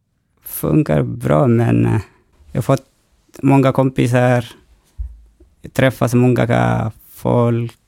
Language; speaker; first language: Swedish; non-native, learner; Oromo